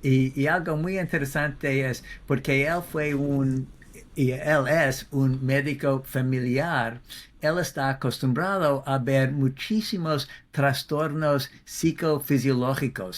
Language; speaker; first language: Spanish; non-native, fluent; English